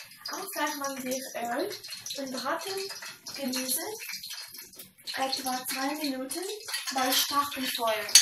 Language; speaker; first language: German; non-native, learner; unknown